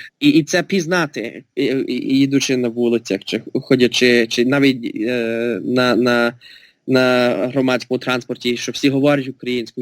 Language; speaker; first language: Ukrainian; early bilingual, heritage; Ukrainian